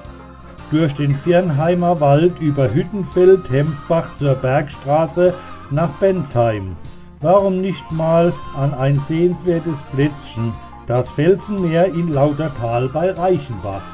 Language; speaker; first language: German; native; German